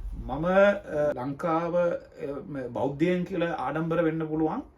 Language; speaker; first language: Sinhala; non-native, local second language; Tamil